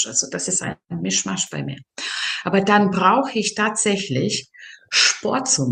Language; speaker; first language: German; non-native, fluent; Serbian